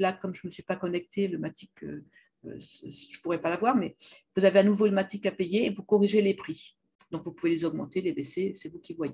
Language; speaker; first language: French; native; French